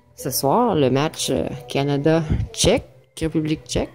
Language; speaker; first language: French; native; French